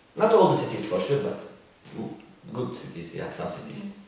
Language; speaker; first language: English; non-native, learner; Turkish